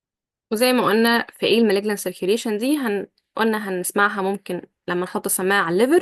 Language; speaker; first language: Arabic; native; Arabic